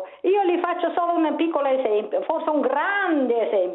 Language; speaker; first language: Italian; non-native, local second language; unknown